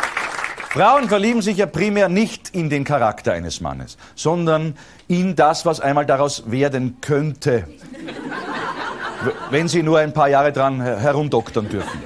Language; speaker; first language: German; native; German